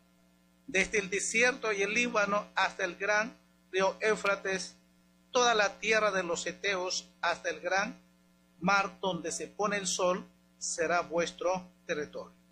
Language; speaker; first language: Spanish; native; Spanish